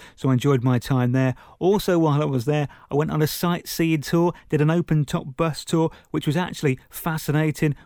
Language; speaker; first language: English; native; English